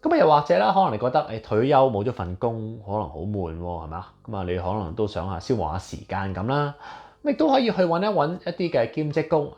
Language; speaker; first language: Cantonese; native; Cantonese